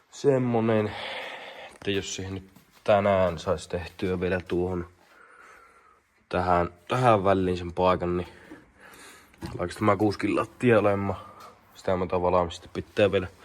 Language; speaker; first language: Finnish; native; Finnish